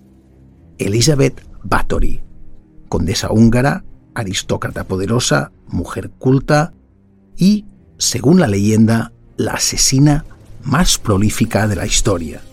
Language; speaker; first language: Spanish; native; Spanish